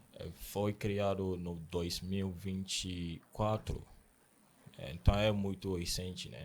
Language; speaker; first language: Portuguese; non-native, learner; Akan